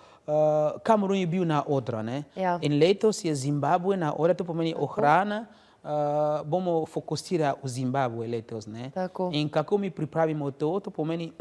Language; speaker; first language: Slovenian; non-native, learner; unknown